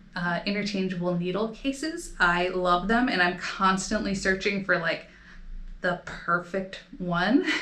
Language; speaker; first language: English; native; English